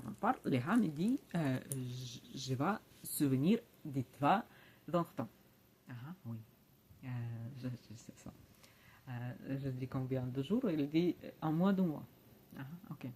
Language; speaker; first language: French; non-native, learner; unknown